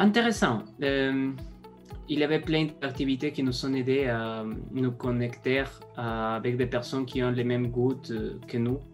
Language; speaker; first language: French; non-native, fluent; Spanish